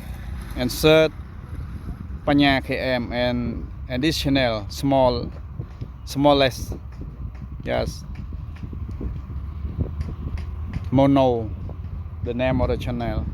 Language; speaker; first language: English; non-native, learner; Khmer